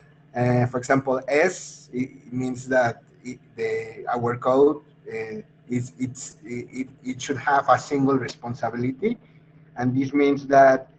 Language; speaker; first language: English; non-native, fluent; Spanish